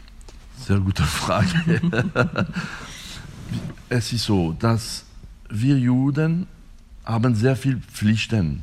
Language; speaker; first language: German; non-native, fluent; French